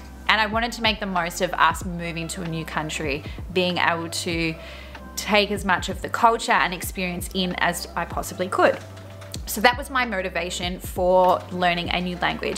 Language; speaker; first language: English; native; English